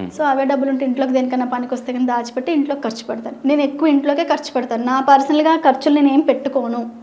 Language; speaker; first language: Telugu; non-native, local second language; Hindi